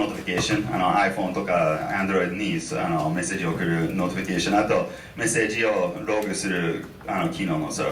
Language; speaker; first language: Japanese; non-native, fluent; English